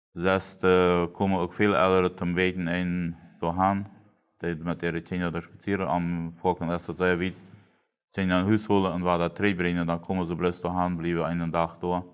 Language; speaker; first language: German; non-native, local second language; Plautdietsch